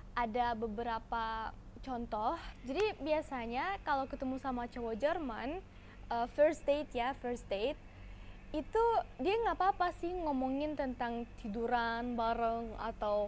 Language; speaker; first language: Indonesian; non-native, fluent; German